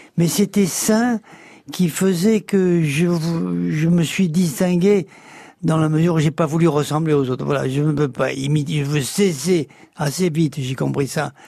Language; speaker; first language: French; native; French